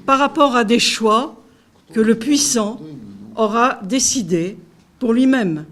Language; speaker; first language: French; native; French